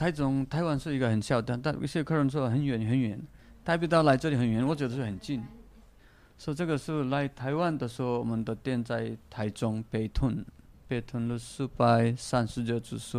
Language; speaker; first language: Chinese; non-native, fluent; Nepali